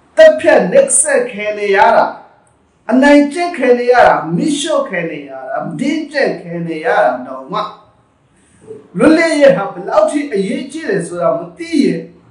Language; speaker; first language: Burmese; non-native, local second language; Rohingya